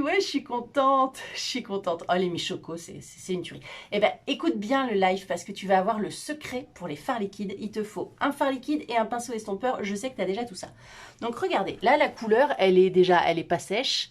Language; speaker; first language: French; native; French